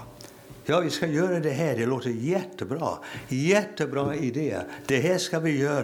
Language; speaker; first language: Swedish; non-native, fluent; English